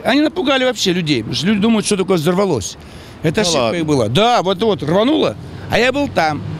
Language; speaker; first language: Russian; native; Russian